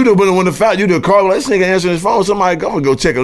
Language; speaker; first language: English; native; English